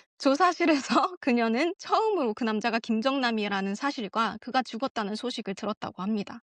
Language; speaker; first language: Korean; early bilingual, heritage; Korean